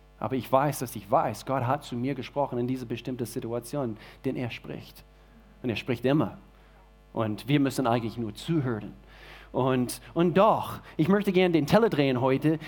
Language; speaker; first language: German; non-native, fluent; English